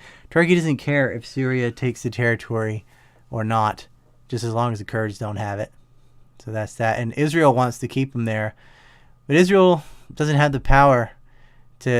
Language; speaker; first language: English; native; English